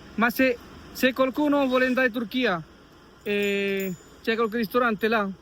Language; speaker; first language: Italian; non-native, local second language; Punjabi